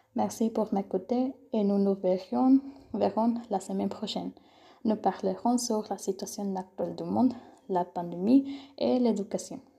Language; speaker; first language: French; non-native, learner; Spanish